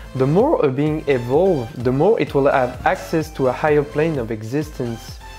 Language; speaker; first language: English; non-native, fluent; French